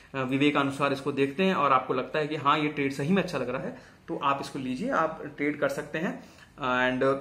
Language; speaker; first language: Hindi; native; Hindi